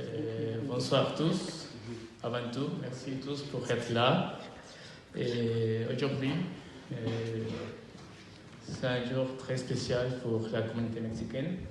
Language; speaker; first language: French; non-native, fluent; Spanish